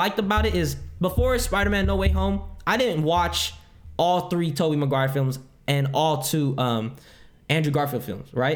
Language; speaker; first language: English; non-native, local second language; Filipino